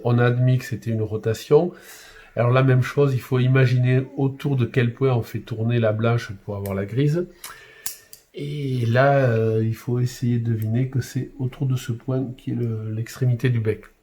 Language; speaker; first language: French; native; French